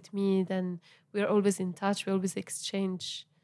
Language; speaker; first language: English; non-native, fluent; Italian